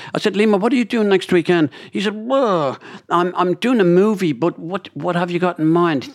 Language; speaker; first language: English; native; English